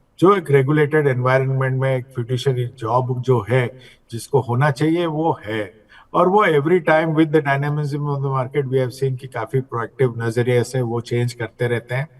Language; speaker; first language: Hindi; non-native, local second language; Odia